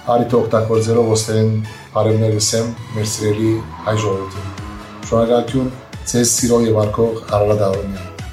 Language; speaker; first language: Armenian; early bilingual, heritage; Armenian